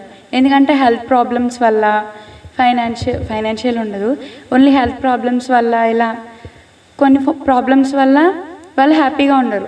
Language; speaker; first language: Telugu; native; Telugu